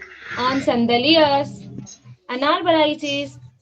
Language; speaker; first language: Persian; non-native, learner; Urdu